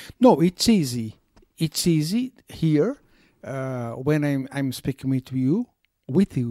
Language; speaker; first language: English; non-native, learner; Portuguese